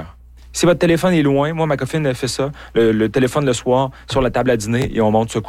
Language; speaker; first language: French; native; French